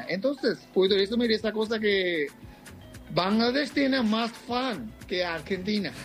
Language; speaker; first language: Spanish; non-native, fluent; Bangla